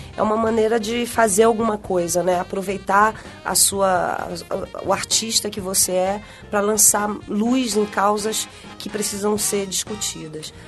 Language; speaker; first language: Portuguese; native; Portuguese